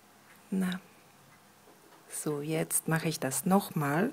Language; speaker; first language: German; non-native, fluent; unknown